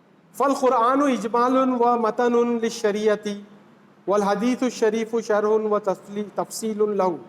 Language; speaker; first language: Arabic; non-native, fluent; Urdu